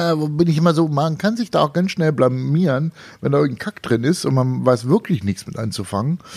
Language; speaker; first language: German; native; German